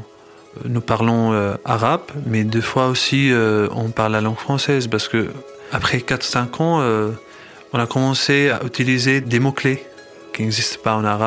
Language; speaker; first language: French; non-native, fluent; Arabic